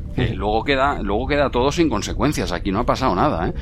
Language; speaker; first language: Spanish; native; Spanish